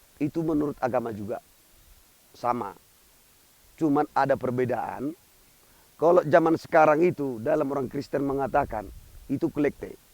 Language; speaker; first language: Indonesian; non-native, local second language; Batak Toba